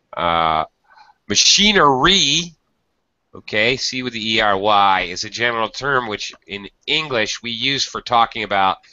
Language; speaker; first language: English; native; English